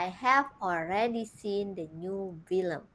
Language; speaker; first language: English; non-native, fluent; Indonesian